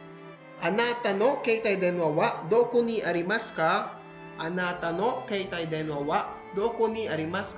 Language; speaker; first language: Japanese; non-native, fluent; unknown